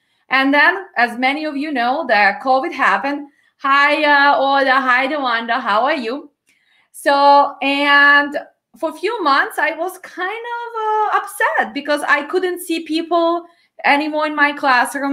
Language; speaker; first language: English; non-native, fluent; Ukrainian